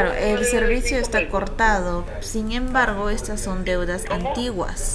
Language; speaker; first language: Spanish; native; Spanish